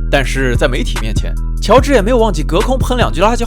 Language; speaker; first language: Chinese; native; Chinese